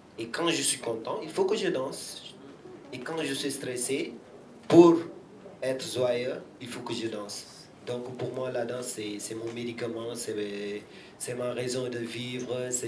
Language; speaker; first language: French; non-native, local second language; Wolof